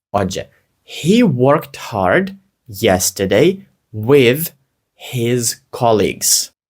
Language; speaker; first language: English; non-native, fluent; Ukrainian